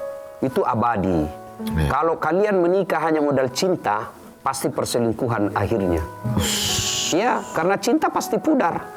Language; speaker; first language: Indonesian; native; Indonesian